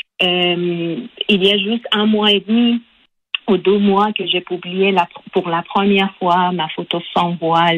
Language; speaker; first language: French; non-native, local second language; Persian